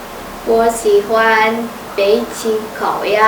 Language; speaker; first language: Chinese; non-native, learner; Indonesian